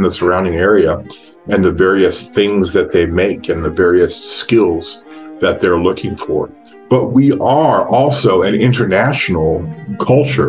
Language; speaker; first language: English; native; English